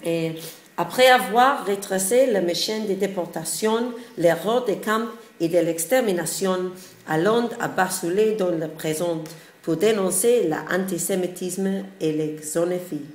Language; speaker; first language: French; non-native, learner; English